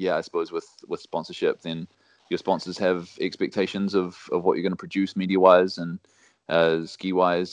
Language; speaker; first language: English; native; English